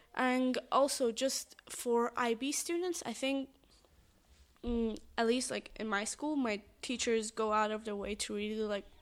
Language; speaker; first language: English; non-native, fluent; Persian